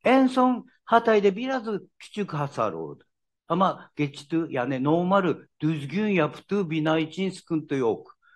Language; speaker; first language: Turkish; non-native, learner; Japanese